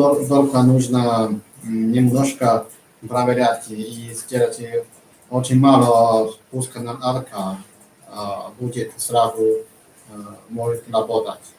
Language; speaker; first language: Russian; non-native, learner; Chinese